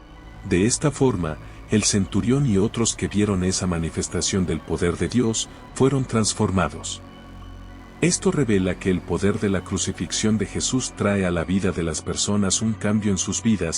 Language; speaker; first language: Spanish; native; Spanish